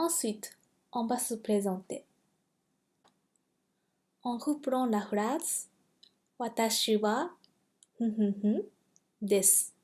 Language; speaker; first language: French; non-native, fluent; Japanese